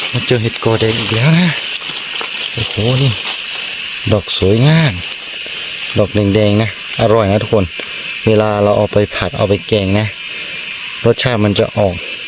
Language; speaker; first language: Thai; non-native, local second language; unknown